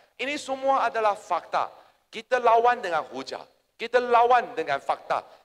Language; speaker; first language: Malay; native; Malay